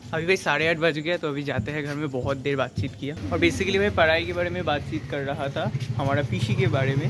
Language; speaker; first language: Hindi; non-native, local second language; Bangla